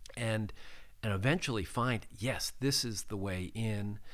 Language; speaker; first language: English; native; English